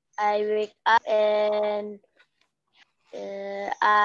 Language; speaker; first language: English; non-native, learner; Indonesian